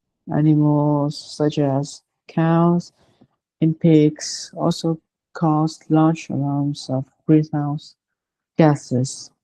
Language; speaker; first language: English; non-native, learner; Vietnamese